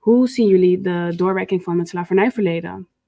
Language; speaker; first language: Dutch; native; Dutch